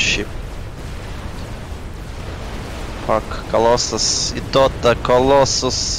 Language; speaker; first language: English; non-native, learner; Russian